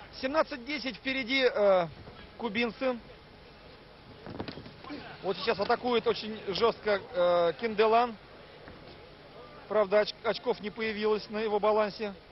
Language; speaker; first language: Russian; native; Russian